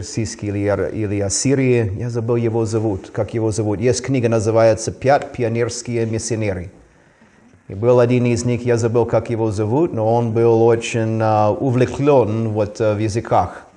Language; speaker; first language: Russian; non-native, fluent; English